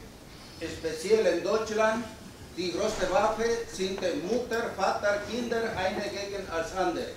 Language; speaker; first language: German; non-native, learner; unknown